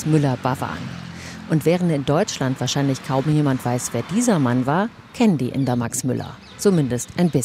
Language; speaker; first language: German; native; German